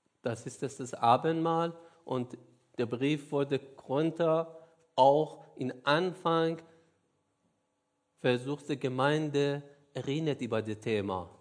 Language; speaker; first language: German; non-native, learner; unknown